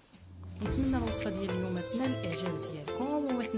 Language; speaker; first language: Arabic; native; Arabic